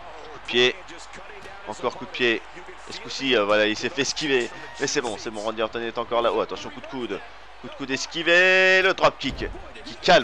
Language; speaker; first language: French; native; French